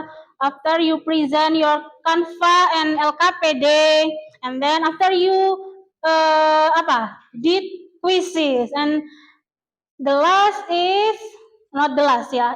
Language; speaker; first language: English; non-native, learner; Indonesian